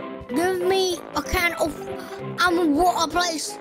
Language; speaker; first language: English; non-native, local second language; Malay